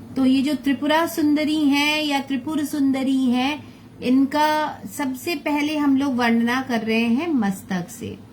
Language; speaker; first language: Hindi; non-native, local second language; Bangla